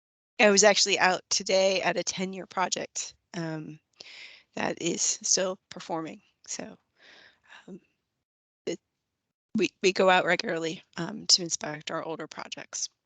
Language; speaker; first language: English; native; English